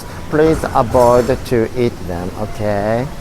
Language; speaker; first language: English; non-native, learner; Japanese